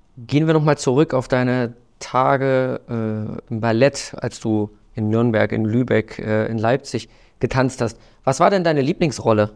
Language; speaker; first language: German; native; German